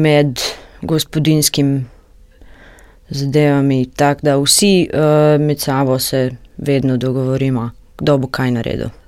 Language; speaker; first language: Slovenian; non-native, learner; Croatian